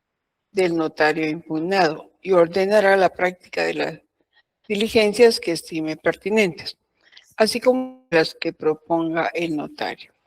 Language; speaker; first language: Spanish; native; Spanish